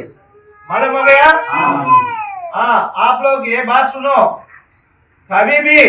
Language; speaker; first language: Hindi; non-native, local second language; Telugu